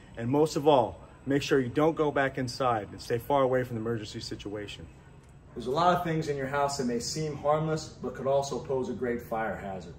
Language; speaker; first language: English; native; English